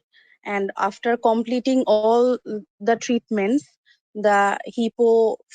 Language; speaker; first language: English; non-native, learner; Bangla